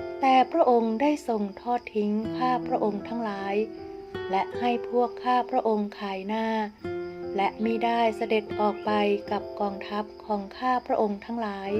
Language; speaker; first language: Thai; native; Thai